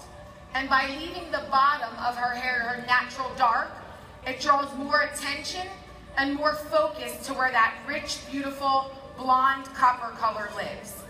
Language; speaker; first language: English; native; English